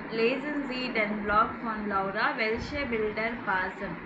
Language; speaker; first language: German; non-native, fluent; Tamil